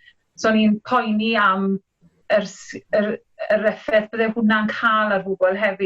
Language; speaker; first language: Welsh; native; Welsh